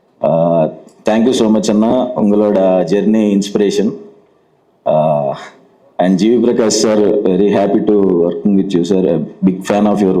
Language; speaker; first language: Tamil; non-native, learner; Telugu